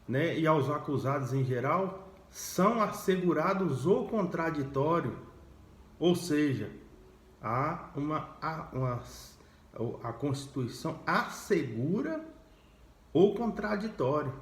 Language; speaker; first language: Portuguese; native; Portuguese